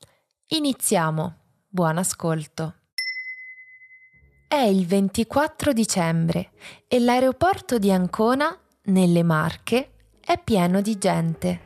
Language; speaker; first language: Italian; native; Italian